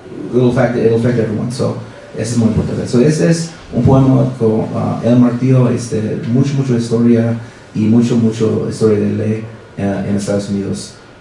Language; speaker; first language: Spanish; non-native, learner; English